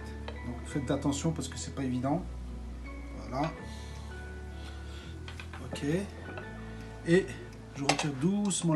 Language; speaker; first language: French; native; French